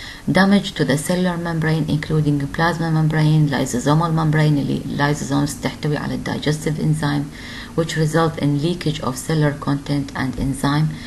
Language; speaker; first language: English; non-native, fluent; Arabic